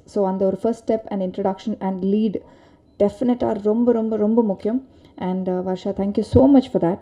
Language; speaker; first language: Tamil; non-native, local second language; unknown